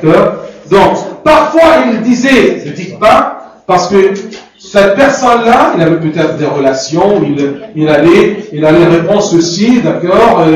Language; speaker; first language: French; non-native, fluent; Arabic